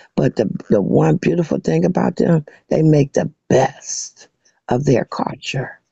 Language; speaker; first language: English; native; English